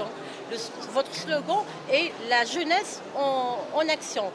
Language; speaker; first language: French; non-native, local second language; Arabic